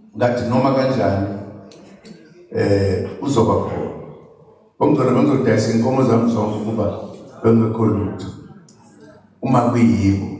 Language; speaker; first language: Zulu; native; Zulu